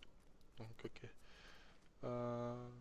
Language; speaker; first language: French; native; French